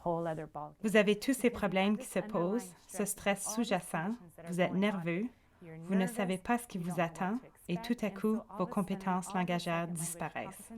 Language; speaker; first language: French; native; French